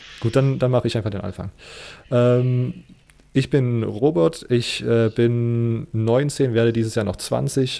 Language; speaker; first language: German; native; German